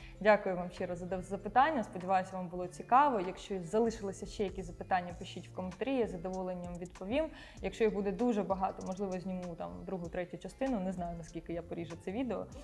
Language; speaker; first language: Ukrainian; non-native, local second language; Russian